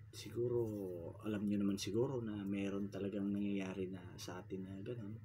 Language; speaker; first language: Filipino; non-native, local second language; Cebuano